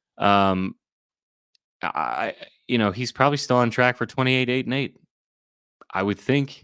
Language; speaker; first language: English; native; English